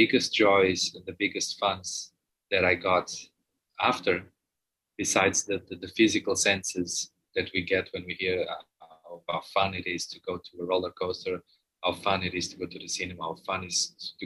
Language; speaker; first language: English; non-native, fluent; Portuguese